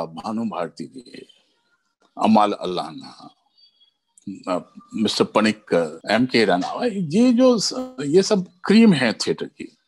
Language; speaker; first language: Hindi; early bilingual, other home language; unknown